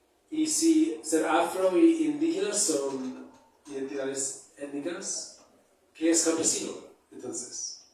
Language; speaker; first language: Spanish; non-native, fluent; English